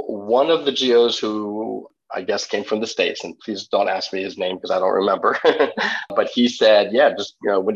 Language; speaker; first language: English; native; English